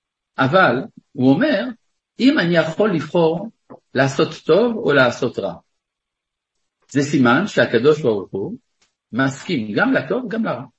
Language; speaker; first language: Hebrew; non-native, fluent; French